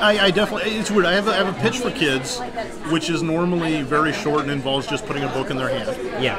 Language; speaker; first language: English; native; English